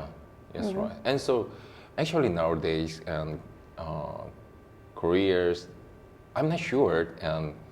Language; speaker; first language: English; non-native, learner; Korean